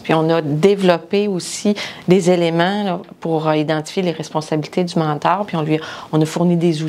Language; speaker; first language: French; native; French